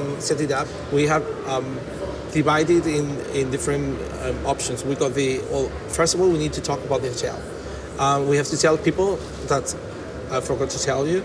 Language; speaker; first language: English; non-native, fluent; Spanish